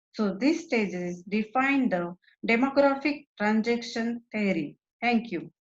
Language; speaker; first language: English; non-native, local second language; Marathi